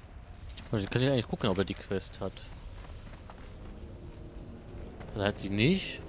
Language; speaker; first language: German; native; German